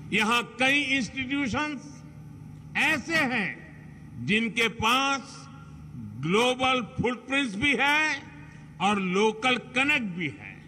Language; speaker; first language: Hindi; non-native, local second language; Gujarati